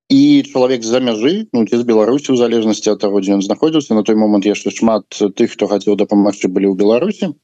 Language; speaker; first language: Belarusian; non-native, local second language; Russian